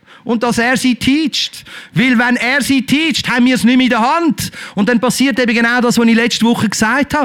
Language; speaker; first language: German; native; German